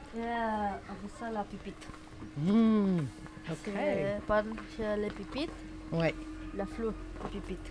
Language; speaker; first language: French; non-native, learner; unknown